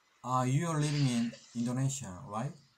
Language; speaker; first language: English; non-native, learner; Korean